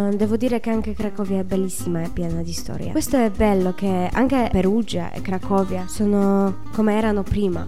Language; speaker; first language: Italian; non-native, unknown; Polish